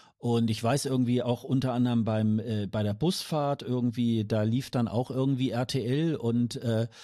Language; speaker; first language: German; native; German